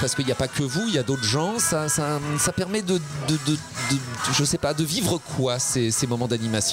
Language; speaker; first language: French; native; French